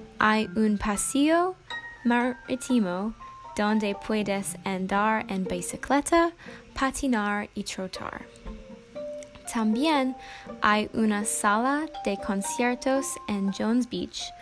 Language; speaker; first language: Spanish; non-native, learner; English